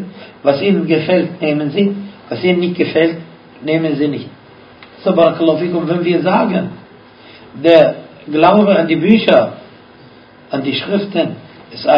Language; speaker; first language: German; non-native, fluent; Arabic